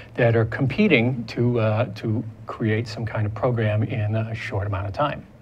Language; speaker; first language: English; native; English